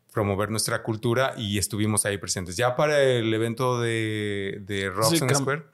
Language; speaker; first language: Spanish; native; Spanish